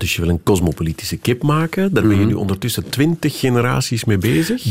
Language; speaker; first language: Dutch; native; Dutch